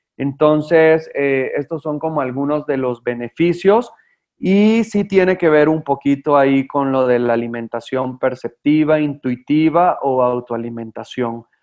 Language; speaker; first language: Spanish; native; Spanish